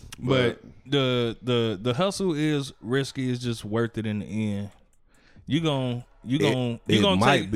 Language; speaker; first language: English; native; English